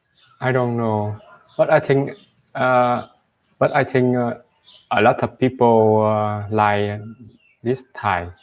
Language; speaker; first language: English; non-native, learner; Vietnamese